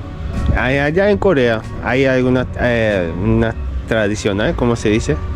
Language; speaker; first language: Spanish; non-native, fluent; Korean